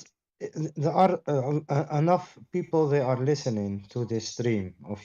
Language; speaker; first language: English; non-native, fluent; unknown